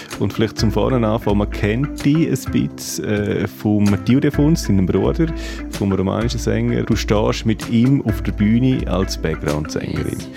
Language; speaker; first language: German; native; German